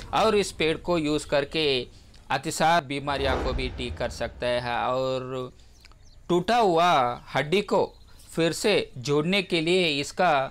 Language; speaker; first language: Hindi; non-native, local second language; Telugu